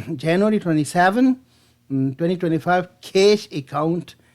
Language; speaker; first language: English; non-native, local second language; Urdu